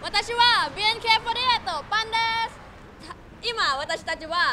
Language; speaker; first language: Japanese; non-native, learner; Thai